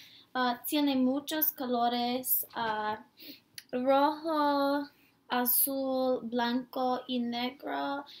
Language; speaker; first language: Spanish; non-native, learner; English